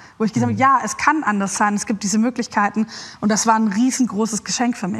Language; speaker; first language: German; native; German